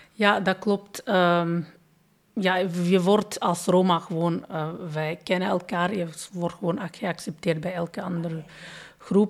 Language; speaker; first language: Dutch; non-native, fluent; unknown